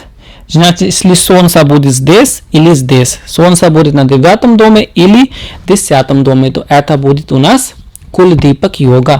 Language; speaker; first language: Russian; non-native, learner; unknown